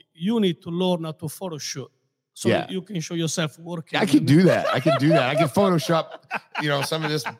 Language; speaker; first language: English; non-native, fluent; Italian